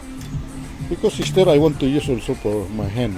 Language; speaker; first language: English; non-native, learner; Filipino